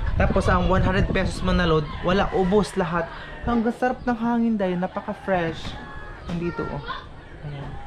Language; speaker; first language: Filipino; non-native, local second language; Cebuano